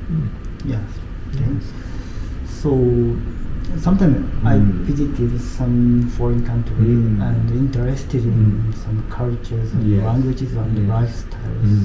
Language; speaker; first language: English; non-native, learner; Japanese